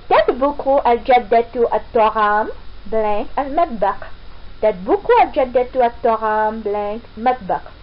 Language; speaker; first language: Arabic; non-native, fluent; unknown